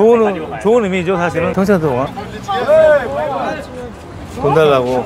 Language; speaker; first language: Korean; native; Korean